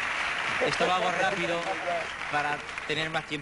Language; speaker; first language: Spanish; native; Spanish